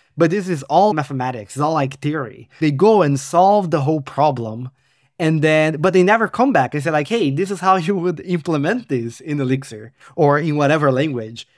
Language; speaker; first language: English; non-native, fluent; Portuguese